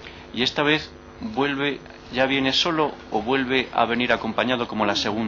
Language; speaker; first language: Spanish; native; Spanish